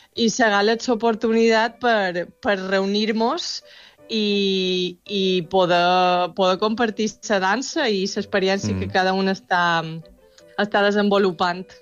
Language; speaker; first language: Catalan; native; Catalan